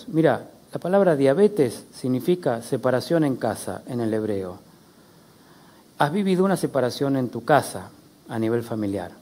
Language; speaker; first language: Spanish; native; Spanish